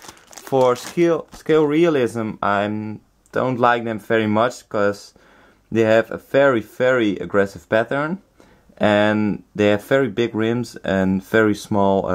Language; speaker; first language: English; non-native, fluent; Dutch